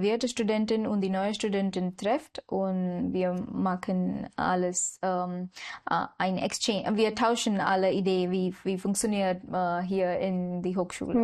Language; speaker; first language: German; non-native, learner; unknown